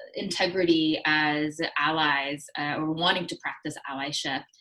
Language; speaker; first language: English; early bilingual, other home language; Korean